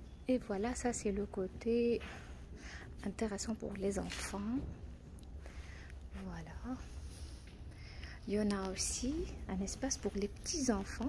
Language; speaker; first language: French; non-native, fluent; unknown